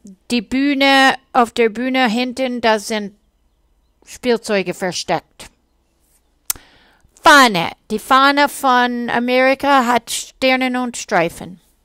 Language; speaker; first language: German; non-native, fluent; English